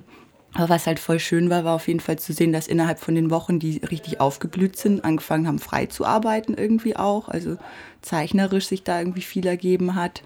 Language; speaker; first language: German; native; German